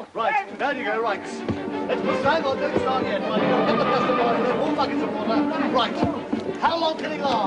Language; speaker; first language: English; native; English